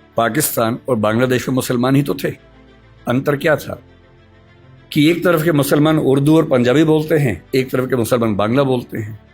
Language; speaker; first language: Hindi; native; Hindi